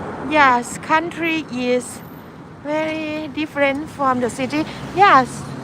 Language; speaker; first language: English; non-native, learner; Thai